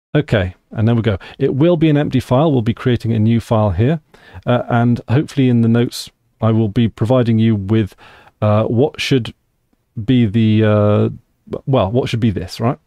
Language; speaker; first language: English; native; English